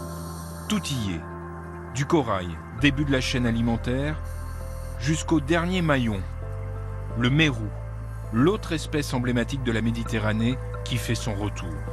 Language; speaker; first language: French; native; French